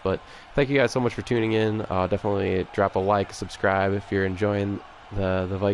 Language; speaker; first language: English; native; English